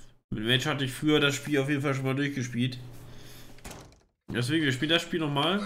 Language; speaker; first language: German; native; German